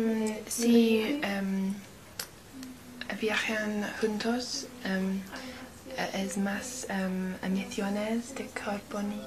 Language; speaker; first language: Spanish; non-native, learner; English